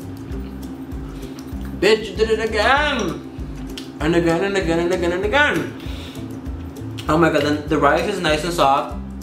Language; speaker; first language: English; early bilingual, other home language; Spanish